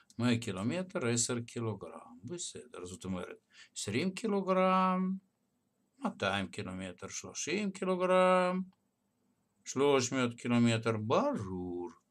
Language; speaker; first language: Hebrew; non-native, fluent; Russian